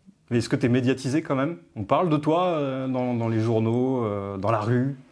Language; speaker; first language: French; native; French